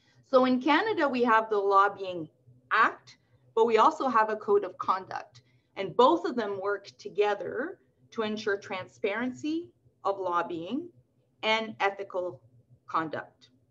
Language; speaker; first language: English; non-native, local second language; French